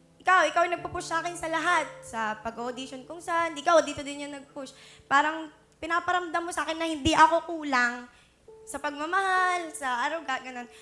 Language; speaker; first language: Filipino; native; Filipino